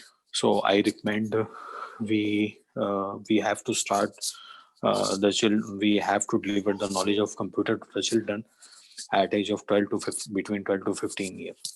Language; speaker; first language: English; non-native, learner; Urdu